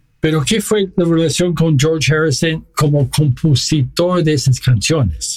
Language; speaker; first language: Spanish; non-native, fluent; English